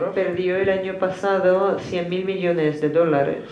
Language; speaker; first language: Spanish; native; Spanish